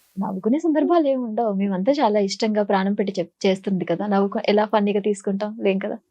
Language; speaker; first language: Telugu; native; Telugu